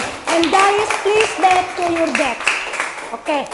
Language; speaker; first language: English; non-native, learner; Indonesian